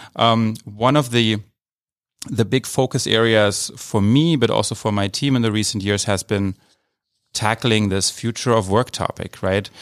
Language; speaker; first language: English; non-native, fluent; German